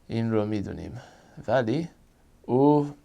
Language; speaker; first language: Persian; non-native, fluent; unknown